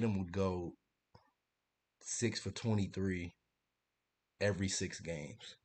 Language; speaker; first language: English; native; English